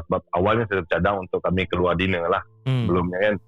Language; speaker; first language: Malay; native; Malay